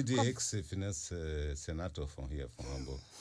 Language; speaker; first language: German; non-native, learner; Portuguese